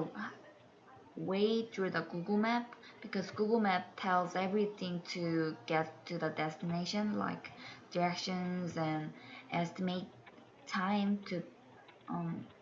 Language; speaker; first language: English; non-native, learner; Korean